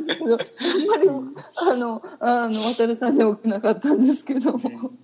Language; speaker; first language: Japanese; native; Japanese